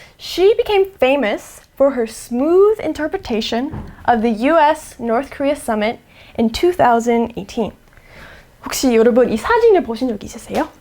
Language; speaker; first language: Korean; non-native, fluent; English